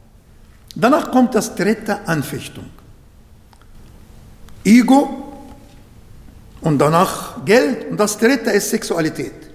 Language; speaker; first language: German; non-native, fluent; Arabic